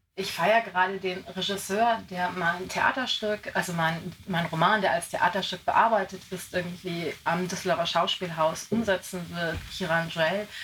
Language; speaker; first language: German; native; German